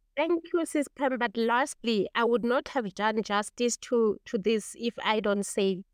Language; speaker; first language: English; non-native, local second language; Tswana